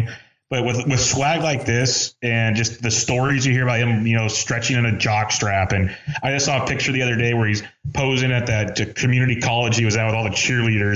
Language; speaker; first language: English; native; English